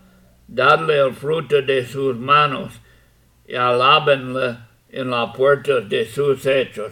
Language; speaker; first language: Spanish; non-native, fluent; English